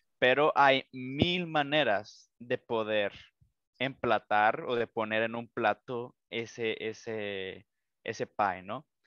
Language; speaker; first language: Spanish; native; Spanish